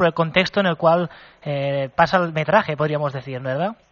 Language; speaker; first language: Spanish; non-native, local second language; Catalan